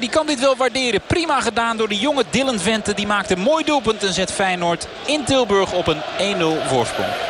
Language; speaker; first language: Dutch; native; Dutch